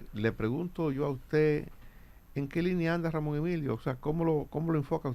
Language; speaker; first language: Spanish; native; Spanish